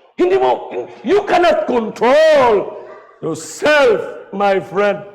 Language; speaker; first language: English; non-native, local second language; Filipino